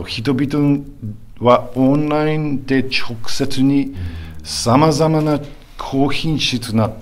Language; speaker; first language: Japanese; non-native, fluent; English